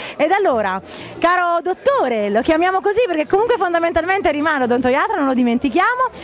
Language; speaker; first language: Italian; native; Italian